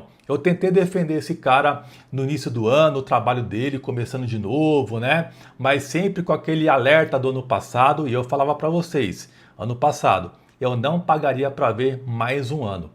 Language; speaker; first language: Portuguese; native; Portuguese